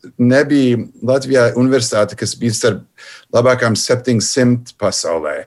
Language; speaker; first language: Latvian; non-native, fluent; English